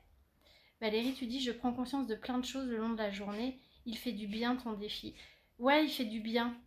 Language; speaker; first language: French; native; French